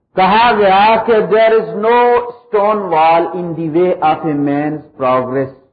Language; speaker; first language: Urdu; non-native, local second language; Punjabi